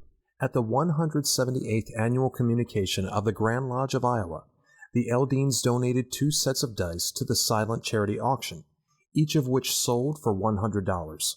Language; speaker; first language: English; native; English